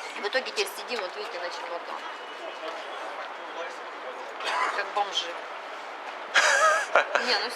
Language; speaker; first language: Russian; native; Russian